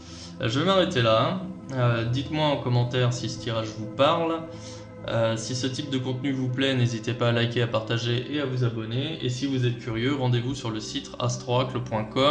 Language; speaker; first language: French; native; French